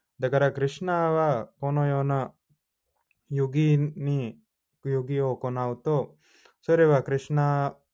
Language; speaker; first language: Japanese; non-native, fluent; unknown